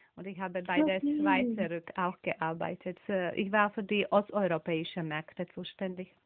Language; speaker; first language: German; non-native, fluent; Slovak